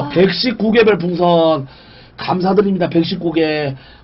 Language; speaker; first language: Korean; native; Korean